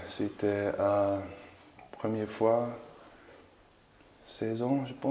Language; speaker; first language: French; non-native, learner; Dutch